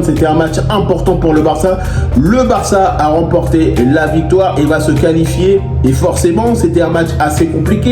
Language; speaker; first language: French; native; French